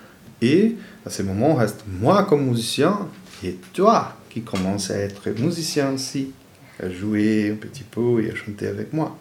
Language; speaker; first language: French; non-native, fluent; Portuguese